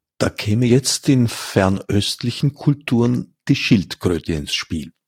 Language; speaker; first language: German; native; German